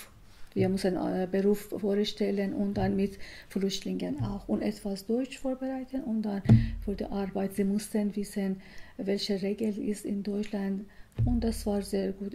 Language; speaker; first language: German; non-native, learner; Persian